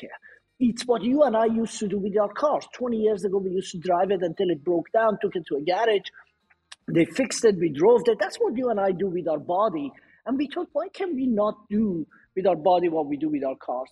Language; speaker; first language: English; non-native, fluent; Persian